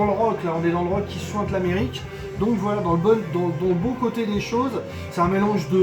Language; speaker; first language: French; native; French